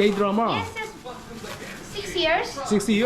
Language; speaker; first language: English; non-native, learner; Korean